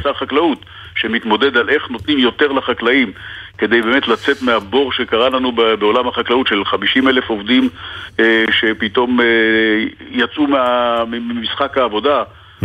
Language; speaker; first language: Hebrew; native; Hebrew